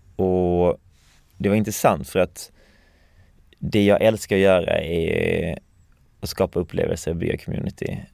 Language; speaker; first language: Swedish; native; Swedish